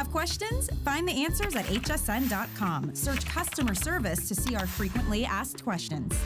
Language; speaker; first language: English; native; English